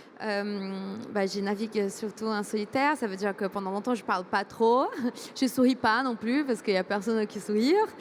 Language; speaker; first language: French; non-native, fluent; Portuguese